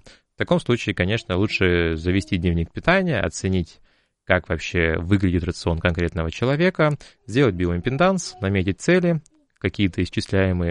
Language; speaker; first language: Russian; native; Russian